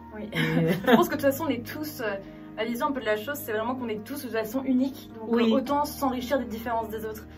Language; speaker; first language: French; native; French